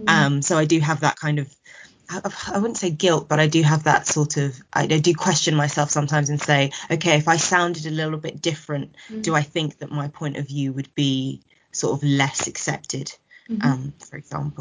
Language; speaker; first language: English; native; English